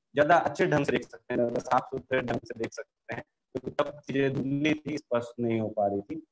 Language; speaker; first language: Hindi; native; Hindi